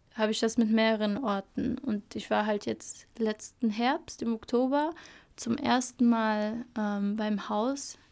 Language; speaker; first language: German; early bilingual, other home language; Albanian